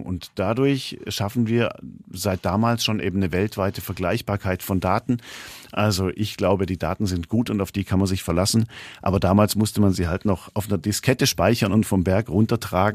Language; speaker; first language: German; native; German